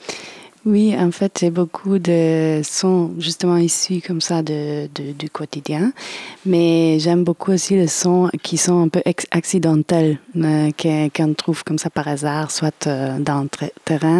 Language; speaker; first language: French; non-native, fluent; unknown